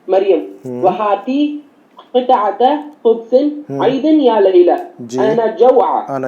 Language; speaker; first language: Arabic; non-native, learner; Urdu